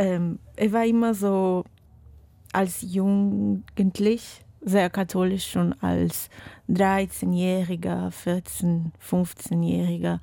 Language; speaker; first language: German; non-native, fluent; Portuguese